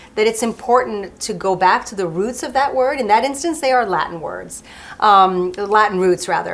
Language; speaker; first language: English; early bilingual, other home language; French